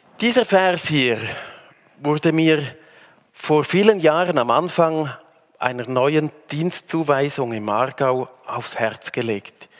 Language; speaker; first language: German; native; German